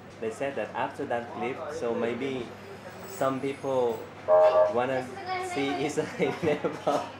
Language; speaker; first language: English; non-native, learner; Vietnamese